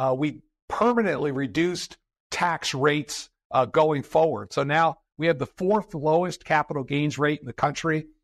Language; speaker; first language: English; native; English